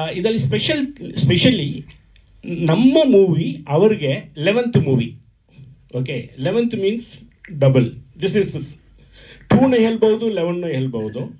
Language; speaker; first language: Kannada; non-native, learner; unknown